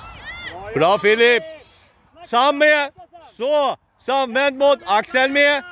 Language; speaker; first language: Swedish; non-native, fluent; Turkish